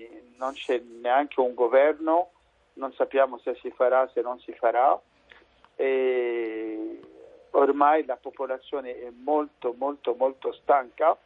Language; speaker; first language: Italian; non-native, fluent; Arabic